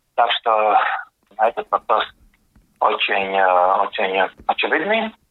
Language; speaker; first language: Russian; non-native, local second language; Latvian